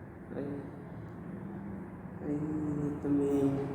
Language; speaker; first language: Portuguese; non-native, local second language; Guarani